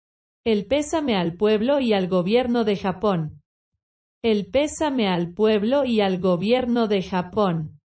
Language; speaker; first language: Spanish; non-native, fluent; Chinese